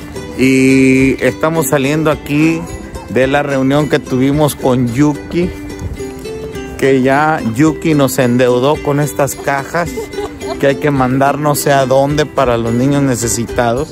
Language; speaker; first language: Spanish; native; Spanish